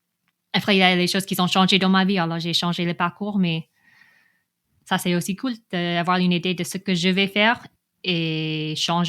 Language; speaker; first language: French; non-native, fluent; English